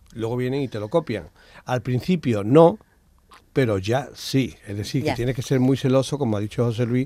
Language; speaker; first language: Spanish; native; Spanish